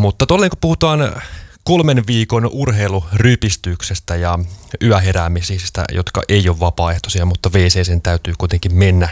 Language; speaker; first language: Finnish; native; Finnish